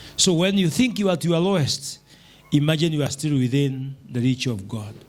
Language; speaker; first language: English; non-native, local second language; Swahili